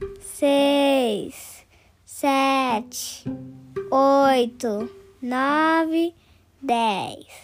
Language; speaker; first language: Portuguese; early bilingual, heritage; Portuguese